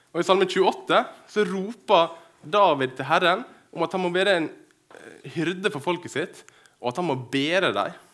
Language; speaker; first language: Norwegian; native; Norwegian